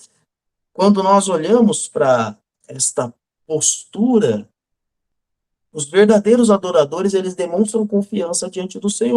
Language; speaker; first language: Portuguese; native; Portuguese